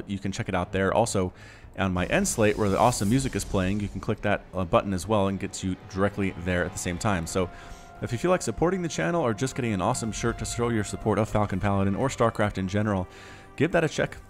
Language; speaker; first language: English; native; English